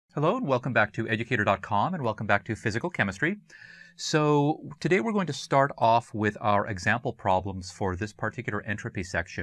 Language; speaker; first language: English; native; English